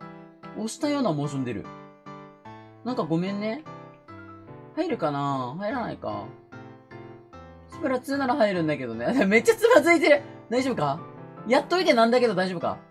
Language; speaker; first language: Japanese; native; Japanese